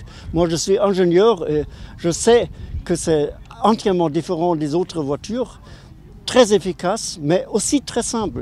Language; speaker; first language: French; non-native, fluent; German